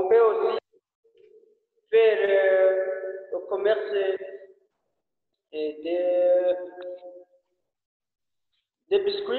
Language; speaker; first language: French; non-native, learner; Rundi